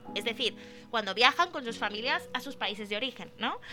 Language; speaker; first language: Spanish; early bilingual, other home language; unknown